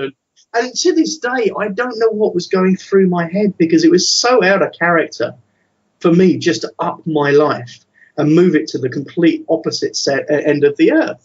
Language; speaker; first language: English; native; English